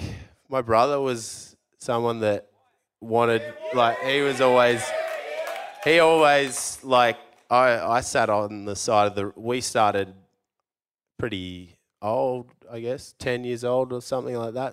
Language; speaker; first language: English; native; English